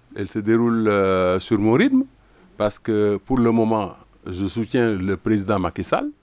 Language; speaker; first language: French; non-native, local second language; Wolof